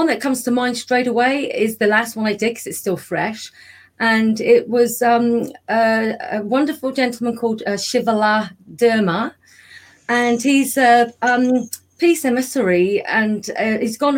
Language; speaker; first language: English; native; English